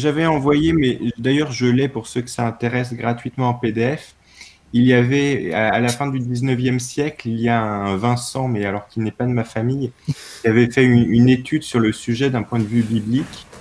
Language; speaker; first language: French; native; French